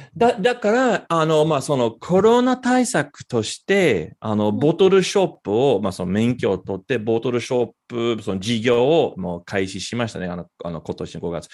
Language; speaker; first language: Japanese; non-native, fluent; English